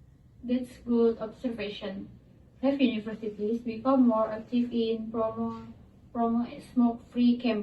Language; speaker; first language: English; non-native, learner; Indonesian